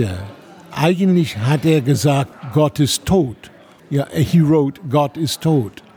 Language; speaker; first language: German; non-native, fluent; English